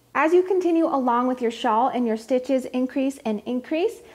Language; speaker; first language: English; native; English